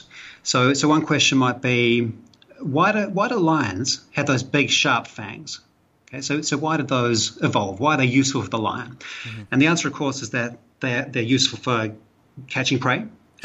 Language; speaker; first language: English; native; English